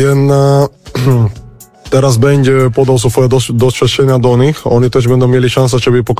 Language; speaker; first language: Polish; non-native, fluent; Spanish